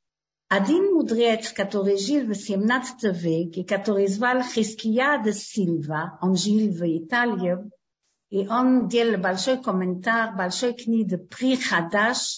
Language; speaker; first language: Russian; early bilingual, heritage; Hebrew